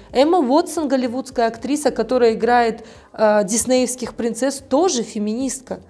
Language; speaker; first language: Russian; non-native, local second language; Tajik